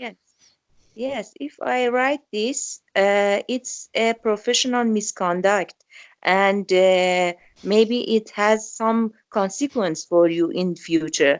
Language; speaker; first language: English; non-native, learner; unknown